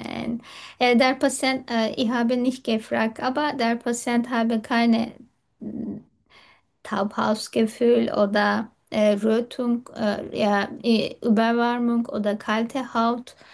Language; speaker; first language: German; non-native, learner; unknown